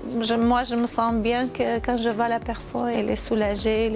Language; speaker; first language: French; non-native, fluent; Armenian